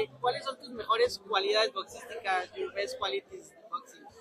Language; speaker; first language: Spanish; native; Spanish